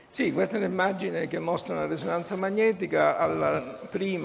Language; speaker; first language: Italian; native; Italian